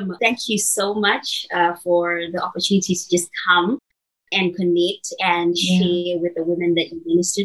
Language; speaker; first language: English; non-native, local second language; Shona